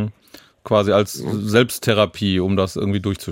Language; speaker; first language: German; native; German